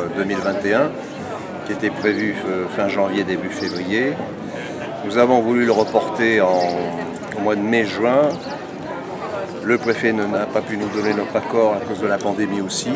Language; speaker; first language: French; native; French